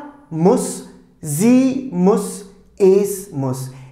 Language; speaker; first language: German; non-native, fluent; Turkish